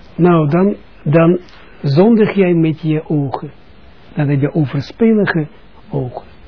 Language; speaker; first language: Dutch; non-native, fluent; Russian